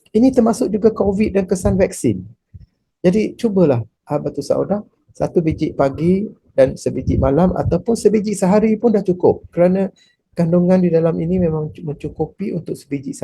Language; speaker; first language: Malay; native; Malay